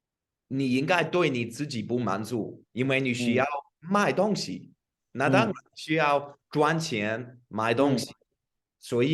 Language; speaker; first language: Chinese; non-native, fluent; English